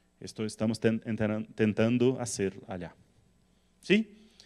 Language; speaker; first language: Spanish; non-native, learner; Portuguese